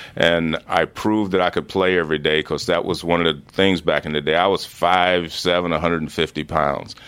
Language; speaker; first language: English; native; English